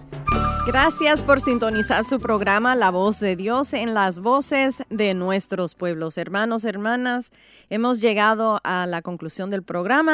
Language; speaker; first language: Spanish; native; Spanish